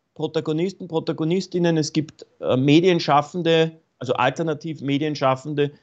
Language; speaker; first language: German; native; German